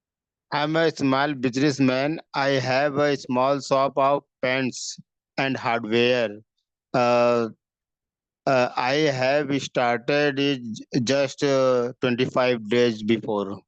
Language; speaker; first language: English; non-native, learner; Hindi